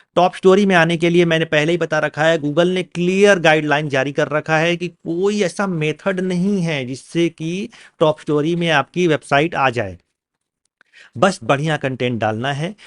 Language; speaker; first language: Hindi; native; Hindi